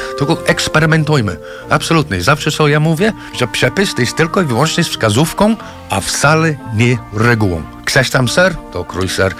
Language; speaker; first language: Polish; non-native, fluent; English